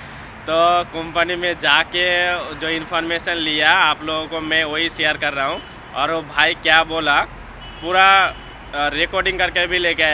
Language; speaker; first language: Hindi; non-native, local second language; Bangla